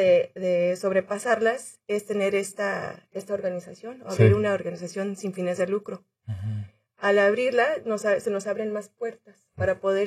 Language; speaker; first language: Spanish; early bilingual, heritage; Spanish